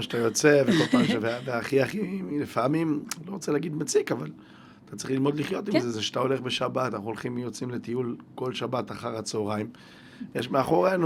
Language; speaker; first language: Hebrew; native; Hebrew